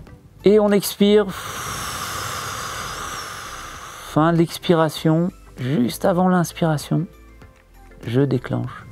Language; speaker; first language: French; native; French